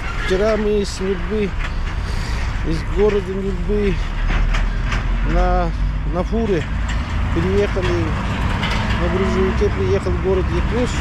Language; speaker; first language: Russian; non-native, local second language; Yakut